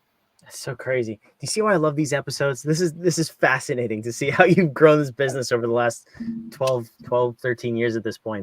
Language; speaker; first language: English; native; English